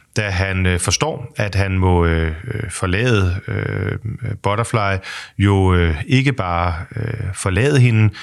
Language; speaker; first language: Danish; native; Danish